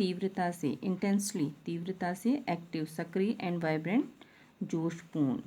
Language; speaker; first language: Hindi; native; Hindi